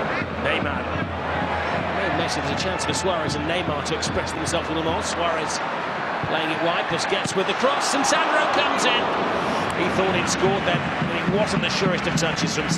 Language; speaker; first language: English; native; English